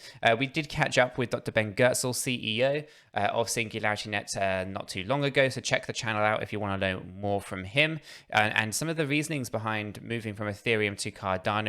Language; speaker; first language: English; native; English